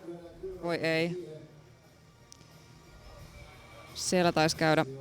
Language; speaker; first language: Finnish; native; Finnish